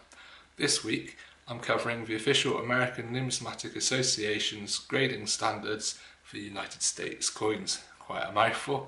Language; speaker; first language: English; native; English